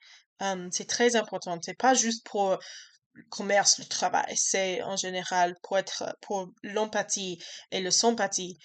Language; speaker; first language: French; non-native, learner; English